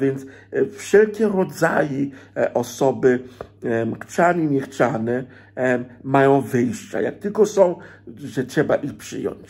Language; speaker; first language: Polish; non-native, fluent; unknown